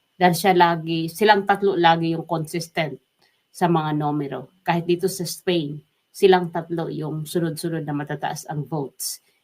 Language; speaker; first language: Filipino; non-native, local second language; Waray